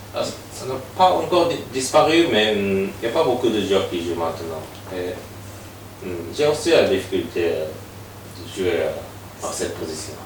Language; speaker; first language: French; non-native, fluent; Japanese